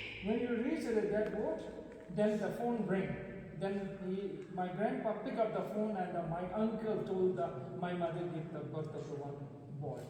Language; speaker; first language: English; non-native, fluent; Tibetan